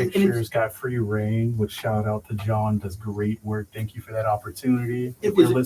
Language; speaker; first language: English; native; English